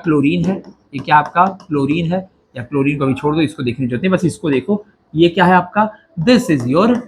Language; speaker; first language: Hindi; native; Hindi